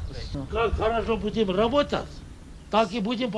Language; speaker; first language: Russian; non-native, local second language; Armenian